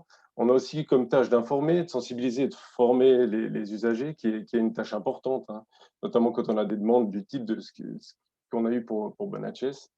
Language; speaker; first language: French; native; French